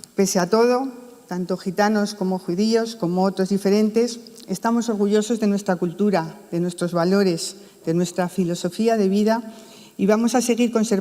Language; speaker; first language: Spanish; native; Spanish